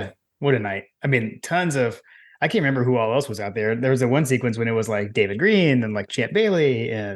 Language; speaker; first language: English; native; English